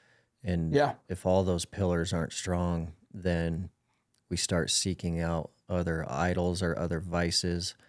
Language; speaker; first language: English; native; English